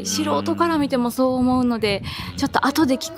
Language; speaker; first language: Japanese; native; Japanese